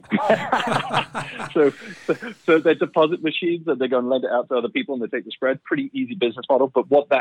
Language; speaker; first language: English; native; English